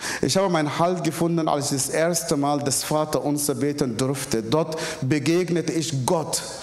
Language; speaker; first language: German; non-native, fluent; Arabic